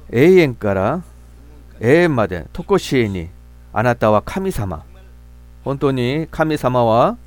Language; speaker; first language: Japanese; non-native, fluent; Korean